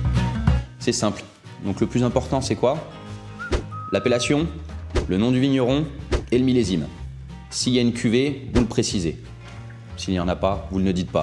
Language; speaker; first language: French; native; French